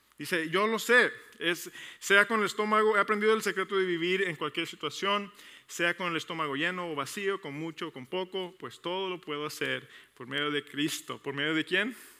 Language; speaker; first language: Spanish; early bilingual, heritage; Spanish